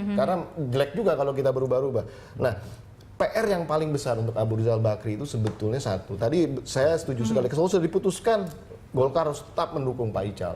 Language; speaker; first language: Indonesian; native; Indonesian